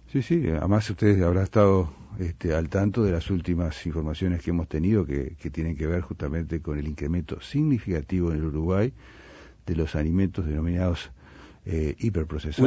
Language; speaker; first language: Spanish; native; Spanish